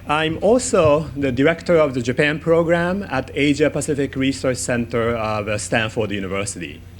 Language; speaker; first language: English; non-native, fluent; Japanese